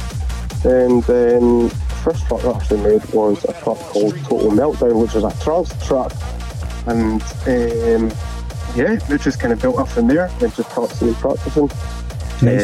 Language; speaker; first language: English; native; English